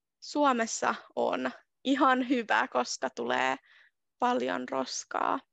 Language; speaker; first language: Finnish; native; Finnish